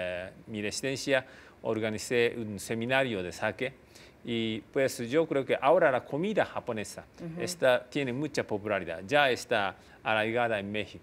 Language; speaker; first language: Spanish; non-native, fluent; Japanese